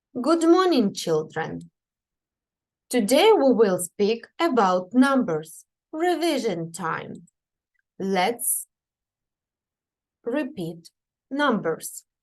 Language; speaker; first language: English; non-native, fluent; Ukrainian